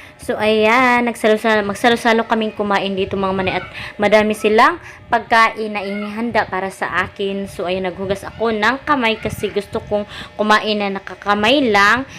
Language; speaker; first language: Filipino; non-native, local second language; Cebuano